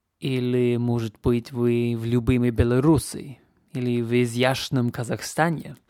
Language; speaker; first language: Russian; non-native, fluent; English